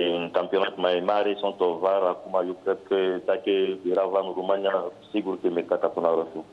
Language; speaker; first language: Romanian; non-native, learner; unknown